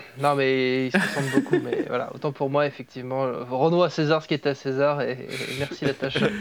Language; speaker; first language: French; native; French